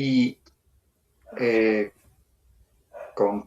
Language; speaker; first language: French; non-native, learner; Spanish